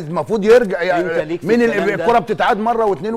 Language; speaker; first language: Arabic; native; Arabic